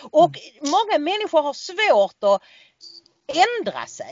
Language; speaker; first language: Swedish; native; Swedish